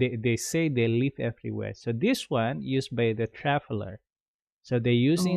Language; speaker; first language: English; non-native, fluent; Indonesian